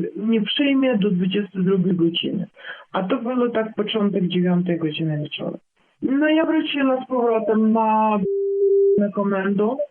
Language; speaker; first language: Polish; non-native, learner; Ukrainian